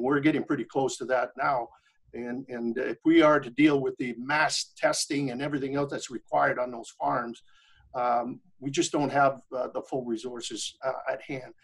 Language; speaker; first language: English; early bilingual, other home language; French